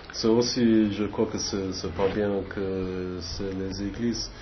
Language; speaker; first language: French; non-native, learner; English